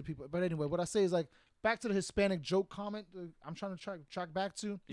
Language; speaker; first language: English; native; English